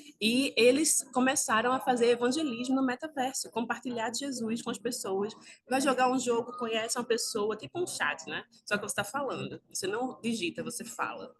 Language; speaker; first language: Portuguese; native; Portuguese